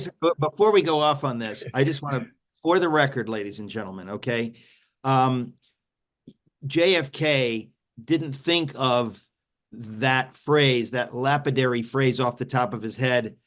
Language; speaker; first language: English; native; English